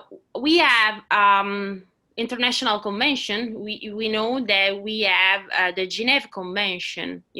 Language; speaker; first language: English; non-native, learner; Italian